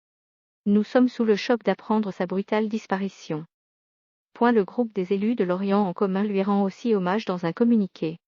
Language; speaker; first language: French; native; French